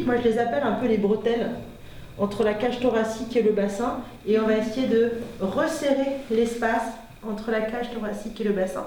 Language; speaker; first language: French; native; French